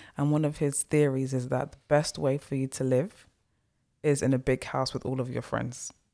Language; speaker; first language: English; native; English